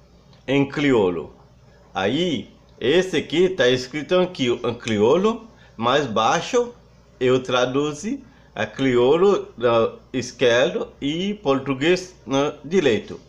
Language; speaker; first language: Portuguese; non-native, fluent; Haitian Creole